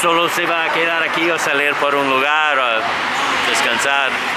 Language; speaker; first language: Spanish; non-native, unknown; English